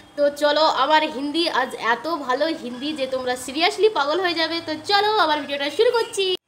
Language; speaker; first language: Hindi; non-native, local second language; Bangla